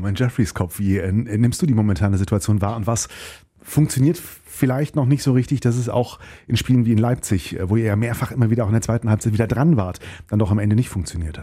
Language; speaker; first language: German; native; German